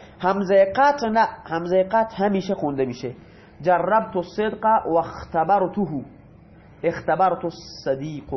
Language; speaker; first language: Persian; non-native, local second language; Baluchi